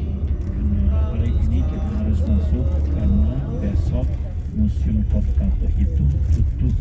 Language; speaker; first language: Indonesian; non-native, fluent; Turkish